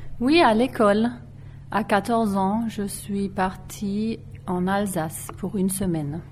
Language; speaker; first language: French; non-native, fluent; German